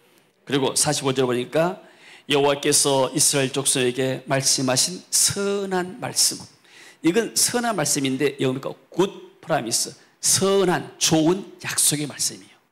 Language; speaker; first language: Korean; native; Korean